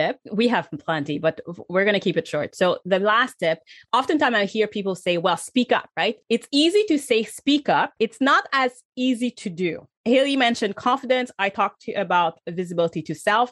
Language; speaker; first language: English; native; English